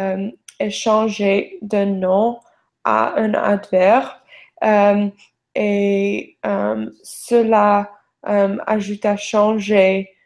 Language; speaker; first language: French; non-native, learner; English